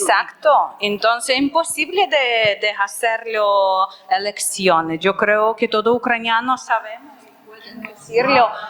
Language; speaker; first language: Spanish; non-native, fluent; Ukrainian